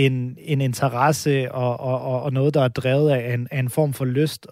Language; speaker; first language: Danish; native; Danish